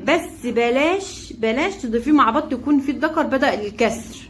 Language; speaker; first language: Arabic; native; Arabic